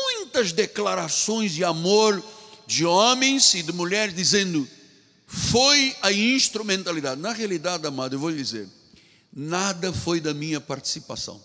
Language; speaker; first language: Portuguese; native; Portuguese